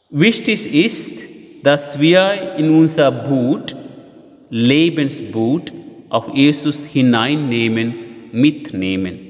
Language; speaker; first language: German; non-native, fluent; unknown